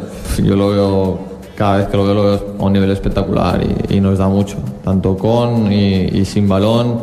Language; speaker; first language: Spanish; native; Spanish